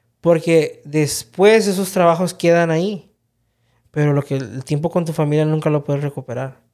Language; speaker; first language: Spanish; early bilingual, heritage; Spanish